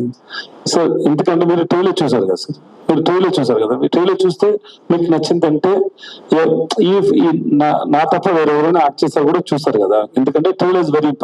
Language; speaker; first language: Telugu; non-native, learner; Tamil